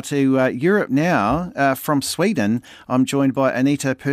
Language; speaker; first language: English; native; English